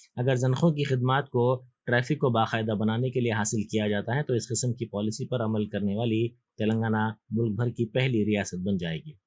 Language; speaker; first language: Hindi; non-native, local second language; Urdu